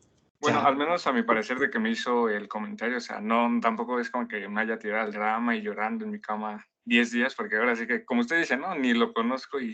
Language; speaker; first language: Spanish; native; Spanish